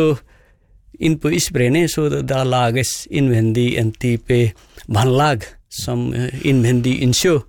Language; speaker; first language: Norwegian; non-native, fluent; Nepali